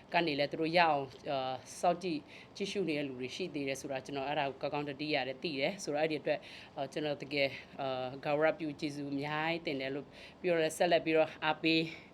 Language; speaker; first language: Burmese; native; Burmese